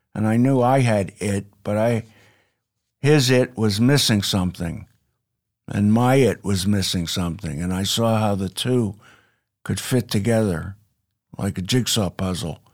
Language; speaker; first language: English; native; English